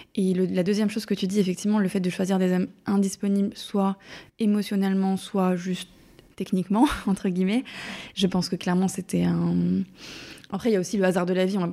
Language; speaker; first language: French; native; French